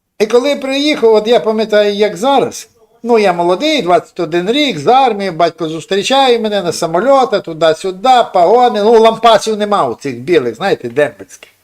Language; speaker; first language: Ukrainian; native; Ukrainian